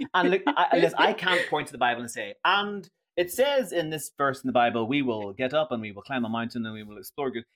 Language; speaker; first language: English; native; English